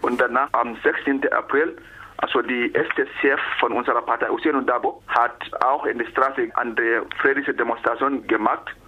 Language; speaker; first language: German; non-native, learner; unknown